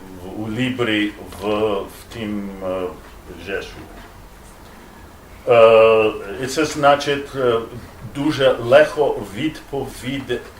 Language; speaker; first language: Ukrainian; non-native, learner; English